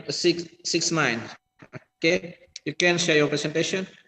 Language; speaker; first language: English; non-native, learner; Indonesian